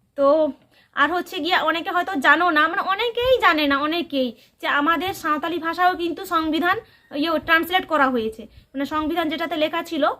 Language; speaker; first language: Bangla; non-native, local second language; Santali